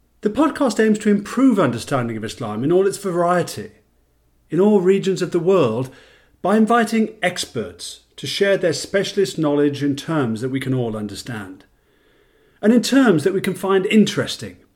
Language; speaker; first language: English; native; English